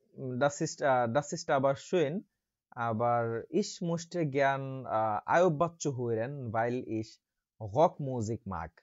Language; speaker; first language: German; non-native, learner; Bangla